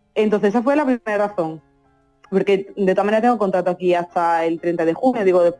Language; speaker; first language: Spanish; native; Spanish